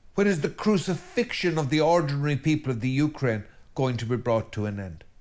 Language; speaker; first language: English; native; English